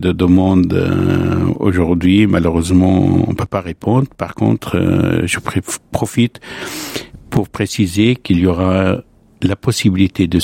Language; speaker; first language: French; non-native, local second language; Arabic